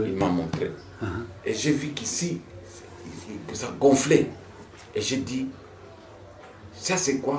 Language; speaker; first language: French; non-native, local second language; Swahili